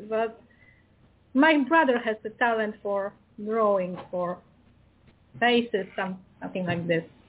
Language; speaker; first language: English; non-native, learner; Polish